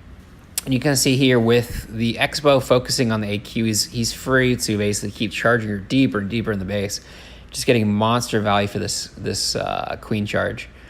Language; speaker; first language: English; native; English